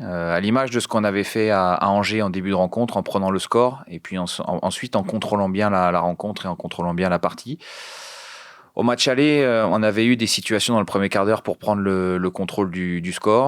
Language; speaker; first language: French; native; French